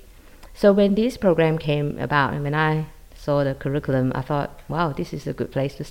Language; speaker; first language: English; non-native, local second language; Cantonese